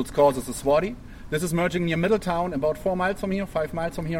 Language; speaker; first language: English; non-native, fluent; German